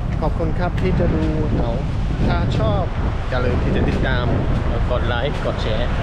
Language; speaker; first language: Thai; non-native, fluent; English